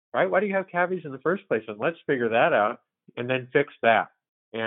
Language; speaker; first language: English; native; English